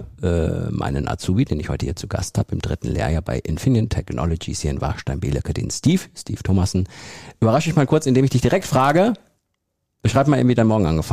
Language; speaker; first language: German; native; German